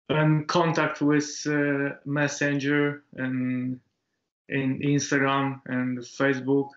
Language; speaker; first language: English; non-native, learner; Japanese